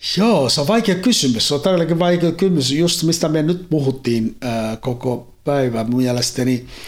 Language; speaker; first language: Finnish; non-native, fluent; Somali